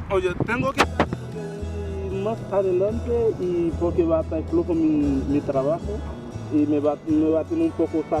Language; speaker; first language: Spanish; non-native, learner; Haitian Creole